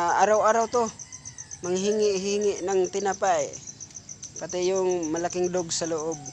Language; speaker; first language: Filipino; non-native, local second language; Cebuano